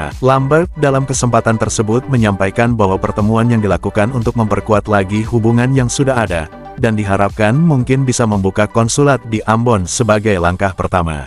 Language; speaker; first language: Indonesian; native; Indonesian